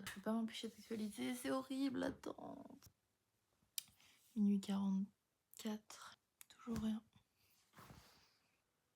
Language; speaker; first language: French; native; French